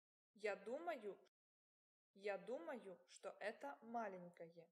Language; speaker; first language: Russian; non-native, learner; English